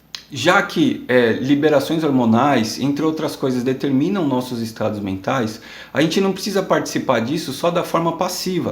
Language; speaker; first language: Portuguese; native; Portuguese